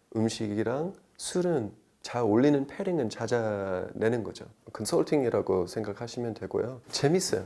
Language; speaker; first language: Korean; non-native, fluent; English